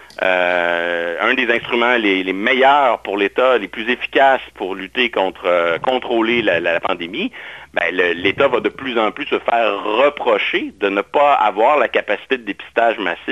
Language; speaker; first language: French; native; French